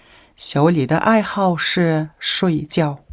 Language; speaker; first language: Chinese; non-native, fluent; Mongolian